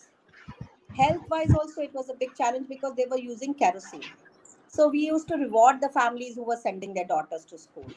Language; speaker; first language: English; non-native, local second language; Hindi